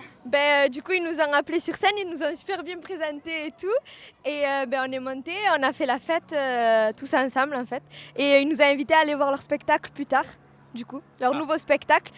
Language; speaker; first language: French; native; French